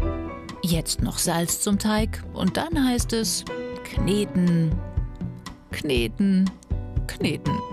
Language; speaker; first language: German; native; German